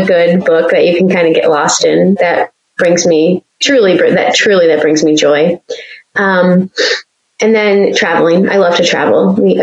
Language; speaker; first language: English; native; English